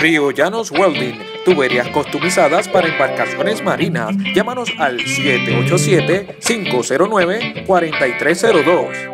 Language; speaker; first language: Spanish; native; Spanish